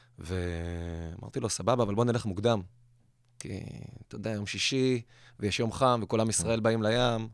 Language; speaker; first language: Hebrew; native; Hebrew